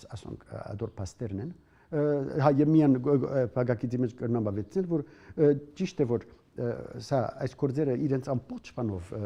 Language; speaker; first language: Armenian; early bilingual, heritage; Armenian